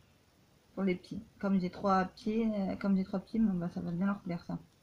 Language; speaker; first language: French; native; French